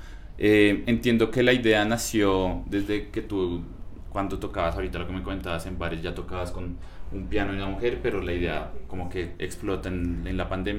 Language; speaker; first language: Spanish; native; Spanish